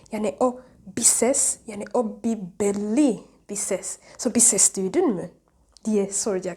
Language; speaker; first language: Turkish; non-native, fluent; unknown